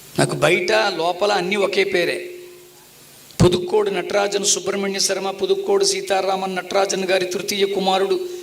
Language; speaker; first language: Telugu; non-native, local second language; Tamil